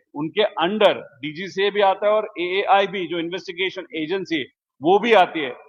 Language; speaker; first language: Hindi; non-native, local second language; Marathi